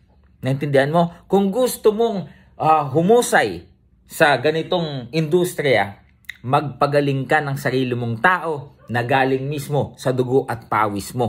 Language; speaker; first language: Filipino; native; Filipino